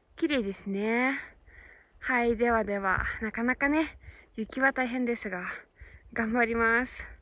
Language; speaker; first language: Japanese; non-native, fluent; Russian